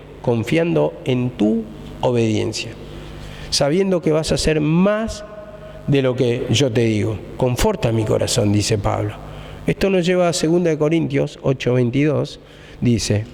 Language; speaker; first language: Spanish; native; Spanish